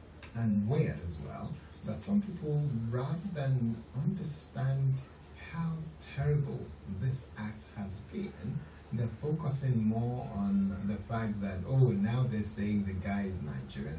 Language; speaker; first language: English; non-native, local second language; Yoruba